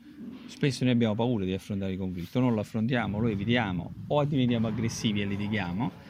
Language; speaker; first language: Italian; native; Italian